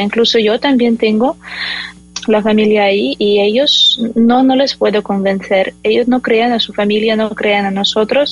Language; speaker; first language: Spanish; non-native, fluent; Ukrainian